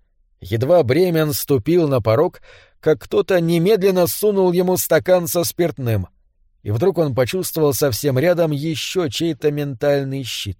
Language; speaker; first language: Russian; native; Russian